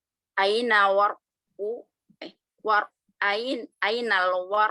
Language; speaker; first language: Arabic; non-native, learner; Indonesian